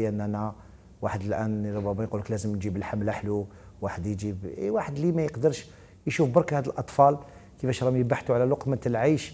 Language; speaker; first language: Arabic; native; Arabic